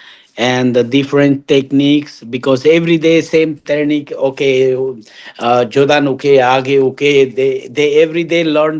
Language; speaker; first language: English; non-native, learner; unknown